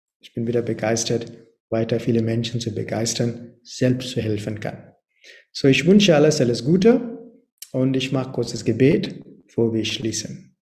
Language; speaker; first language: German; non-native, learner; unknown